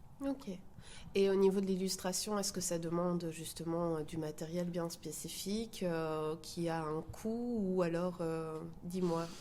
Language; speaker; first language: French; native; French